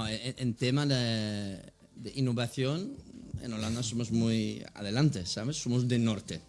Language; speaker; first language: Spanish; non-native, fluent; Dutch